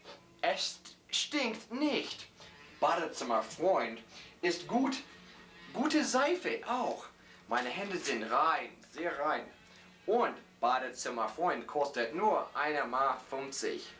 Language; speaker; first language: German; non-native, learner; English